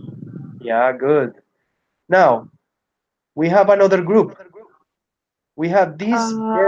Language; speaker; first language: English; non-native, fluent; Spanish